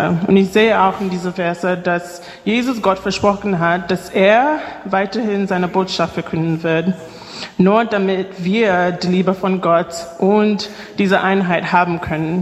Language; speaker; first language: German; non-native, fluent; English